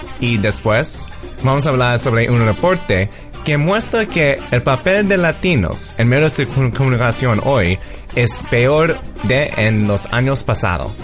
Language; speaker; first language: Spanish; early bilingual, heritage; English